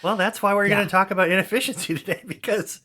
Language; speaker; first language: English; native; English